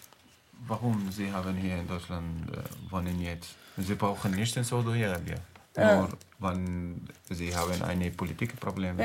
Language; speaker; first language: German; non-native, learner; Arabic